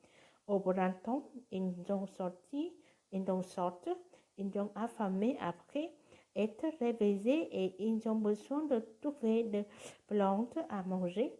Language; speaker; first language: French; non-native, learner; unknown